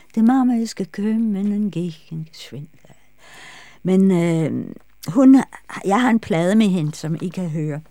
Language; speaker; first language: Danish; non-native, fluent; English